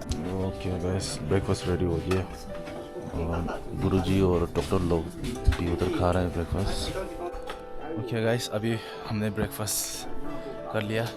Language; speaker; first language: Hindi; non-native, fluent; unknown